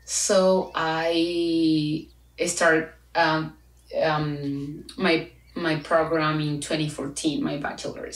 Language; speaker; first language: English; non-native, fluent; Spanish